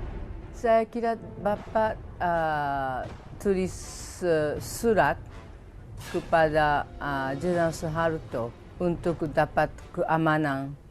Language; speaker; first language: Indonesian; non-native, fluent; Japanese